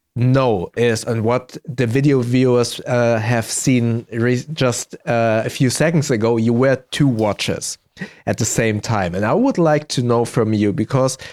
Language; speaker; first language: English; early bilingual, heritage; German